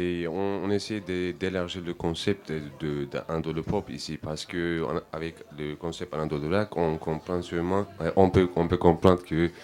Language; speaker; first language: French; non-native, learner; Turkish